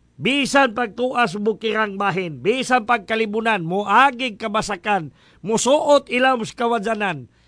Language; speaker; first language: Cebuano; native; Cebuano